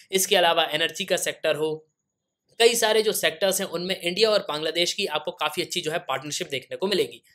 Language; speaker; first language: Hindi; native; Hindi